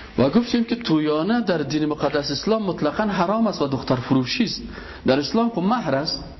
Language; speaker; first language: Persian; native; Persian